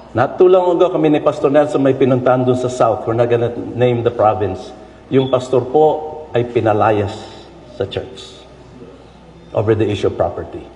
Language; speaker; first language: Filipino; non-native, local second language; Iloko